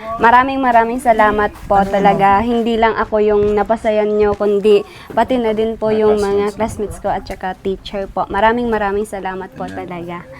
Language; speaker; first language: Filipino; non-native, local second language; Cebuano